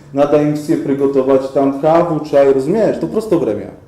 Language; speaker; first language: Russian; non-native, learner; Polish